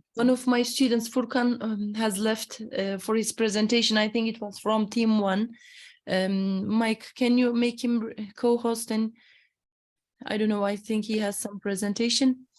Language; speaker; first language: English; non-native, fluent; Turkish